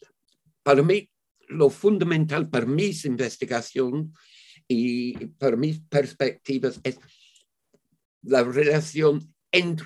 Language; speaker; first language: Spanish; non-native, fluent; English